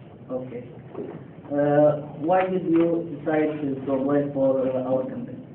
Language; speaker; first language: English; non-native, learner; Arabic